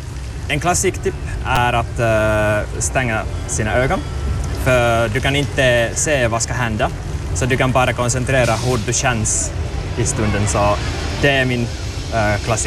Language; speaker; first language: Swedish; non-native, learner; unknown